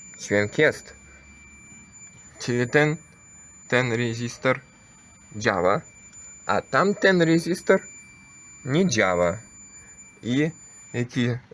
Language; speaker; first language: Polish; non-native, learner; Ukrainian